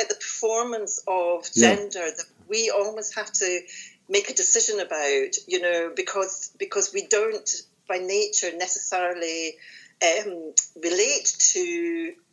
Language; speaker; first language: English; native; English